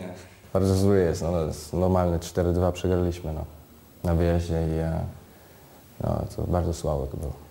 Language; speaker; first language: Polish; early bilingual, heritage; Polish